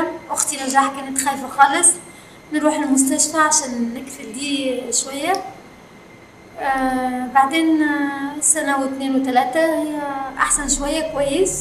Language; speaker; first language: Arabic; non-native, learner; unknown